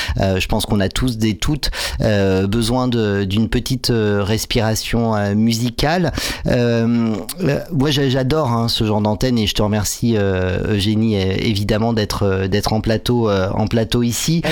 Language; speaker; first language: French; native; French